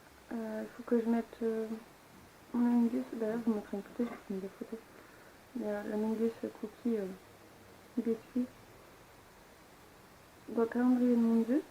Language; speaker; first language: French; native; French